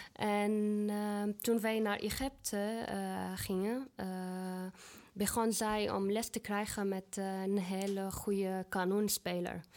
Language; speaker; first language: Dutch; non-native, learner; Arabic